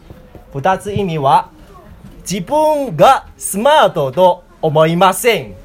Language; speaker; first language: Japanese; non-native, learner; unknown